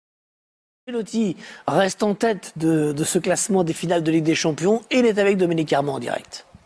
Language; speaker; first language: French; native; French